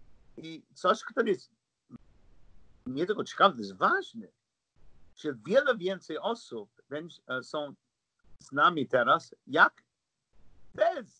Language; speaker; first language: Polish; non-native, learner; English